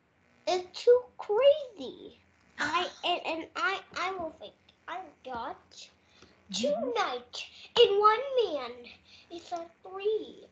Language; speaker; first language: English; non-native, learner; Vietnamese